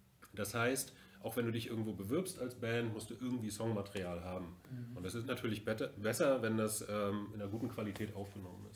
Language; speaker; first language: German; native; German